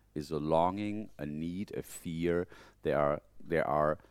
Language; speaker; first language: English; non-native, fluent; German